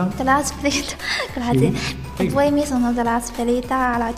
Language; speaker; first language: Italian; non-native, learner; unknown